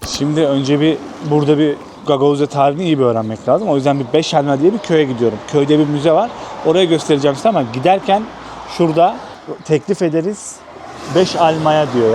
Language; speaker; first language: Turkish; native; Turkish